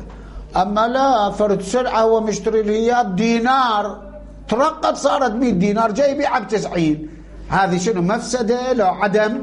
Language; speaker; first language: Arabic; native; Arabic